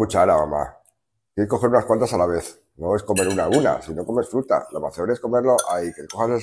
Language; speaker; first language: Spanish; native; Spanish